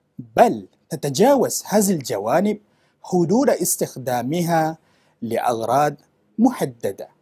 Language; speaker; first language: Arabic; non-native, fluent; Malay